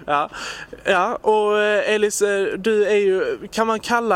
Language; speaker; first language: Swedish; native; Swedish